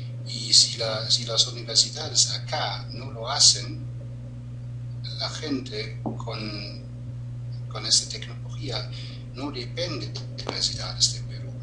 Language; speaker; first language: Spanish; non-native, fluent; German